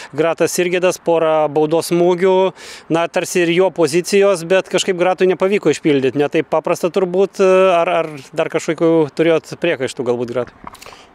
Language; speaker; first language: Lithuanian; native; Lithuanian